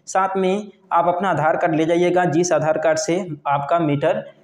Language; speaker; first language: Hindi; native; Hindi